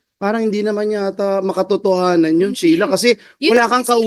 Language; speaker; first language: Filipino; native; Filipino